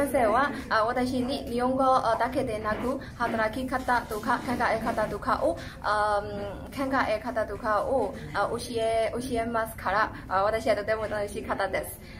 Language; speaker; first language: Japanese; non-native, learner; Burmese